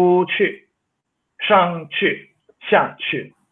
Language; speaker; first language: Chinese; non-native, fluent; Swedish